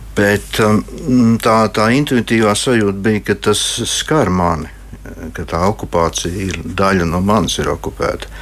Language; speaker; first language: Latvian; native; Latvian